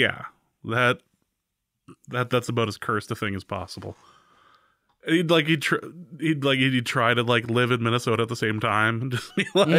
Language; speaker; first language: English; native; English